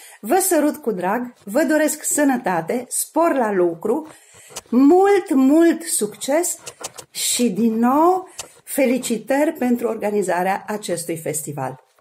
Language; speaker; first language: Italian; non-native, fluent; Romanian